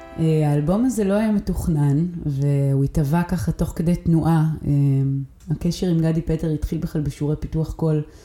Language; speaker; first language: Hebrew; early bilingual, other home language; English